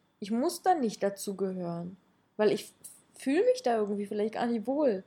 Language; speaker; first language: German; early bilingual, other home language; Russian